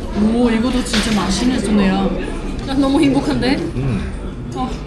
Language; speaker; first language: Korean; non-native, fluent; German